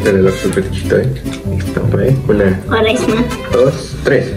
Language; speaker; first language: Spanish; native; Spanish